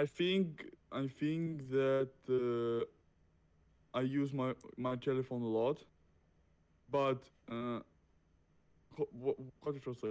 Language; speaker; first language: English; non-native, learner; Russian